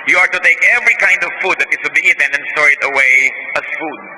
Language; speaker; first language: English; non-native, local second language; Filipino